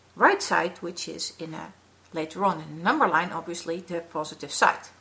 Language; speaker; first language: English; non-native, fluent; Dutch